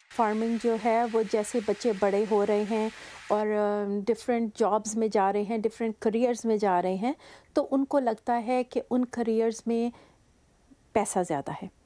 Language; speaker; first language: Urdu; native; Urdu